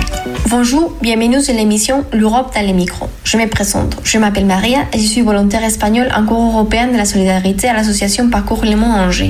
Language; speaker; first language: French; non-native, fluent; Spanish